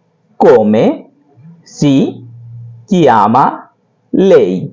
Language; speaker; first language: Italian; non-native, learner; Hindi